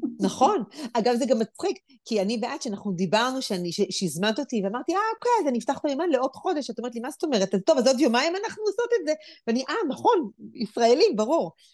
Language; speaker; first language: Hebrew; native; Hebrew